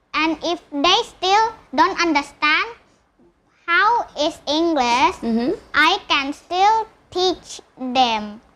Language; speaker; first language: English; non-native, learner; Indonesian